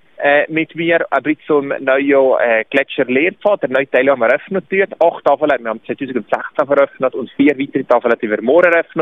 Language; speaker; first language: German; native; German